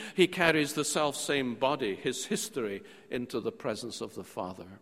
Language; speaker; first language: English; native; English